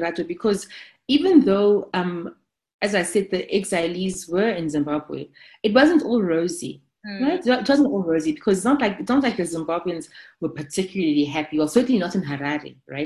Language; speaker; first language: English; non-native, local second language; Zulu